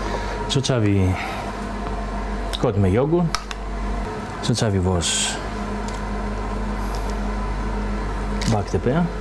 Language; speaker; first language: Danish; non-native, fluent; Greek